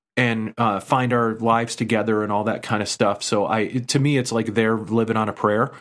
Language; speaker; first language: English; native; English